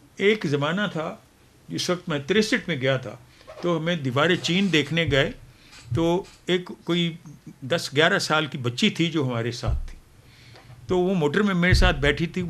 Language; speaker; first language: Urdu; non-native, local second language; Punjabi